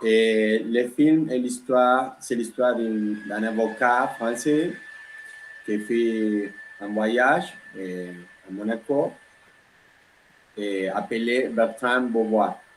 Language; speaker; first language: French; non-native, learner; Spanish